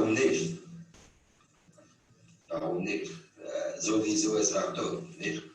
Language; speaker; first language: German; non-native, fluent; French